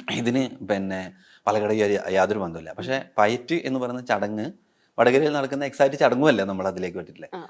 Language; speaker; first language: Malayalam; native; Malayalam